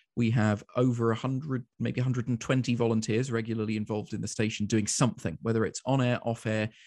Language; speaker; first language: English; native; English